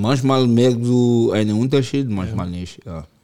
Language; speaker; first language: German; non-native, learner; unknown